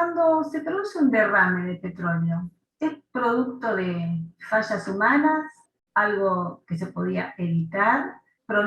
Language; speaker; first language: Spanish; native; Spanish